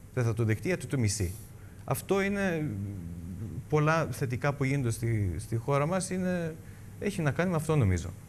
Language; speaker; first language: Greek; early bilingual, heritage; Greek